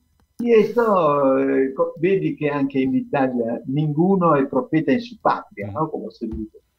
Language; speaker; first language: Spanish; non-native, fluent; Italian